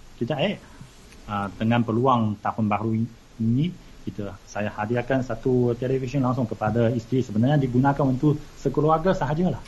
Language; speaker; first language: Malay; non-native, fluent; Chinese